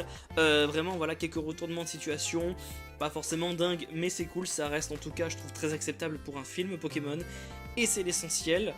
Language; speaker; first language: French; native; French